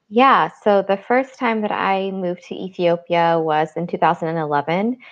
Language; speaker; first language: English; native; English